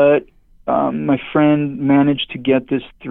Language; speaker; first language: English; non-native, fluent; Hebrew